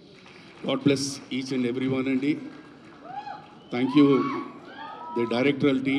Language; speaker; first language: Telugu; native; Telugu